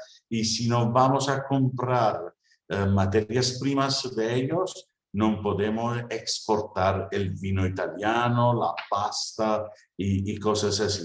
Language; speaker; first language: Spanish; non-native, fluent; Italian